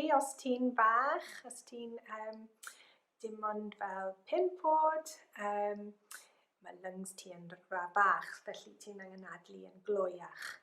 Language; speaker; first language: Welsh; non-native, local second language; English